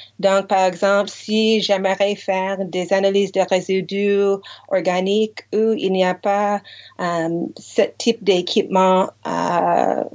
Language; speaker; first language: French; non-native, fluent; English